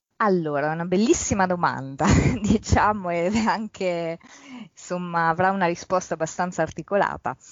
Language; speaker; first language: Italian; early bilingual, other home language; Polish